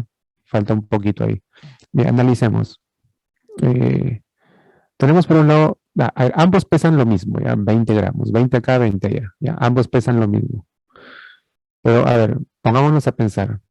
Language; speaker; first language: Spanish; native; Spanish